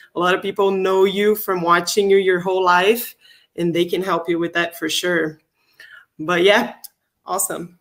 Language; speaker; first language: English; non-native, fluent; Portuguese